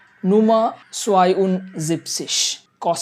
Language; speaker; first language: German; non-native, fluent; Bangla